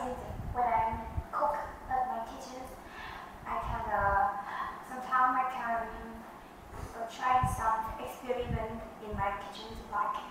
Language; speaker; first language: English; non-native, learner; Vietnamese